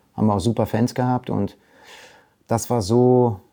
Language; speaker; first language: German; early bilingual, other home language; Polish